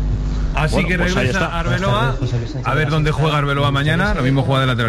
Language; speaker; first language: Spanish; native; Spanish